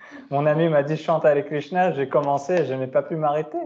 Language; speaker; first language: French; native; French